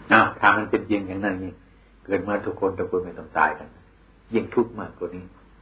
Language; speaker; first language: Thai; non-native, local second language; Northeastern Thai